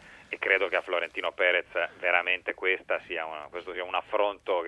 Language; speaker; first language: Italian; native; Italian